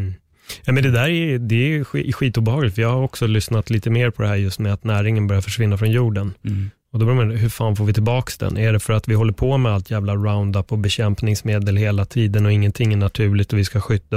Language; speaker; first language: Swedish; native; Swedish